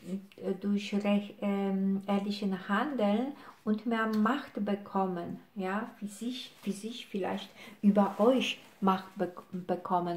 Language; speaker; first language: German; non-native, fluent; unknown